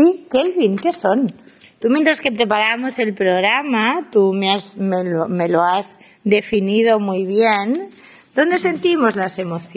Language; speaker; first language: Spanish; native; Spanish